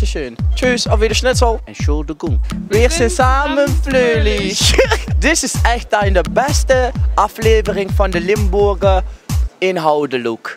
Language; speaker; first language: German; non-native, learner; Dutch